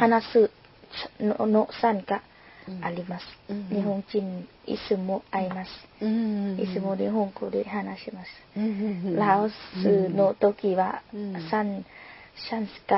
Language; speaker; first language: Japanese; non-native, learner; Lao